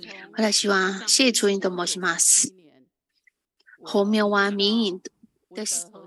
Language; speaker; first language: Japanese; non-native, fluent; Chinese